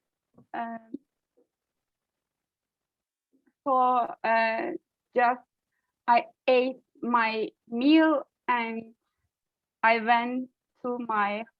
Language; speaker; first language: English; non-native, learner; Turkish